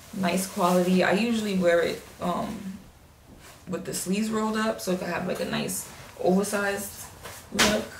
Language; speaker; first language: English; native; English